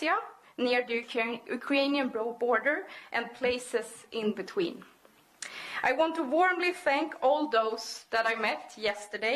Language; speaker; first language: English; non-native, fluent; Swedish